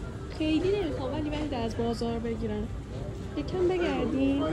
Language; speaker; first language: Persian; native; Persian